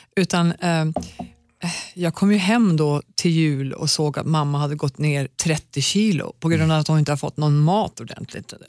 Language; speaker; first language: Swedish; native; Swedish